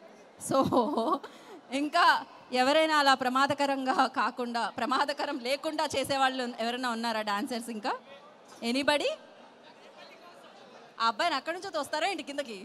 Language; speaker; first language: Telugu; native; Telugu